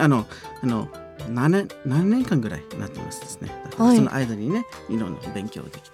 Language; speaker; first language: Japanese; non-native, learner; English